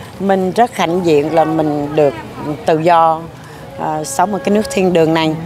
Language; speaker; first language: Vietnamese; early bilingual, heritage; Vietnamese